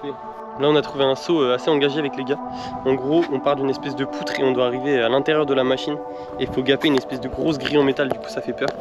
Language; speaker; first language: French; native; French